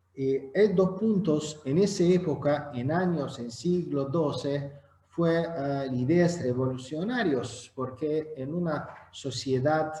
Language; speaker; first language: Spanish; non-native, fluent; Azerbaijani